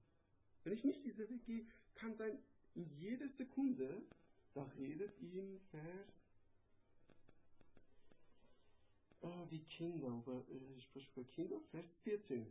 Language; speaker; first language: German; non-native, learner; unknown